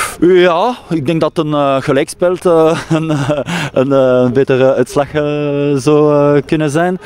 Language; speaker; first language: Dutch; non-native, local second language; French